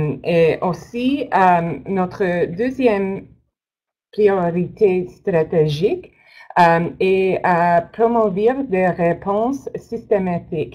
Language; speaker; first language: French; non-native, learner; English